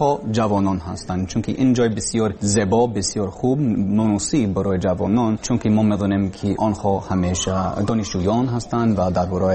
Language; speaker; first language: Persian; non-native, learner; English